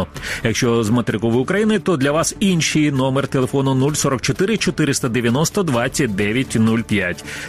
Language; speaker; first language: Ukrainian; native; Ukrainian